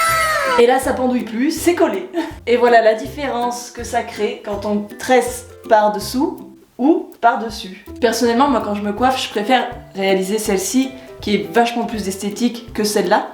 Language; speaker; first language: French; native; French